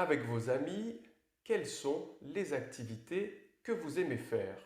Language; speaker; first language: French; native; French